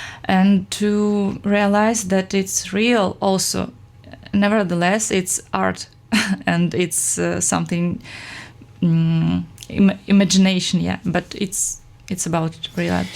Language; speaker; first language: English; non-native, fluent; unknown